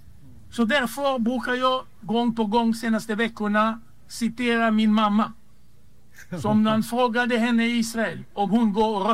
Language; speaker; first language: Swedish; non-native, fluent; Hebrew